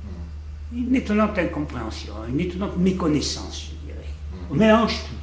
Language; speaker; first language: French; native; French